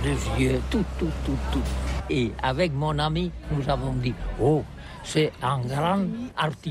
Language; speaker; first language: French; non-native, learner; Catalan